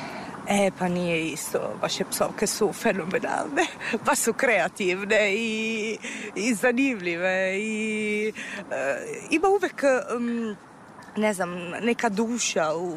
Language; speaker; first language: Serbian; non-native, fluent; Italian